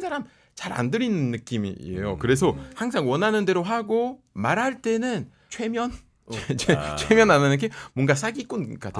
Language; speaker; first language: Korean; non-native, fluent; French